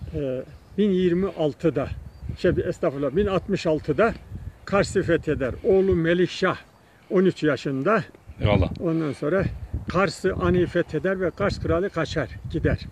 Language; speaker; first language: Turkish; early bilingual, other home language; Kazakh